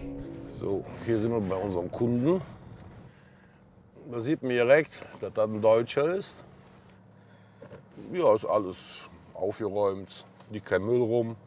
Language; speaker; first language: German; native; German